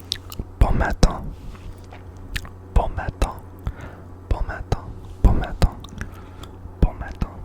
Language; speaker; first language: French; non-native, learner; English